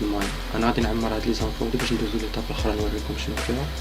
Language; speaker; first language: Arabic; native; Arabic